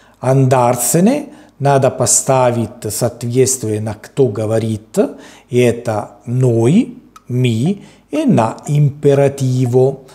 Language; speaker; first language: Russian; non-native, learner; Italian